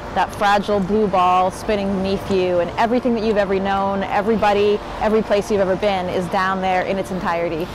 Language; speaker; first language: English; early bilingual, other home language; Swedish